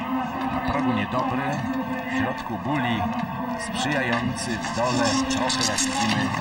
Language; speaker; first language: Polish; native; Polish